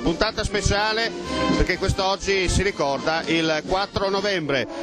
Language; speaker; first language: Italian; native; Italian